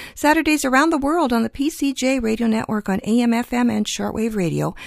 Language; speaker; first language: English; early bilingual, other home language; Ukrainian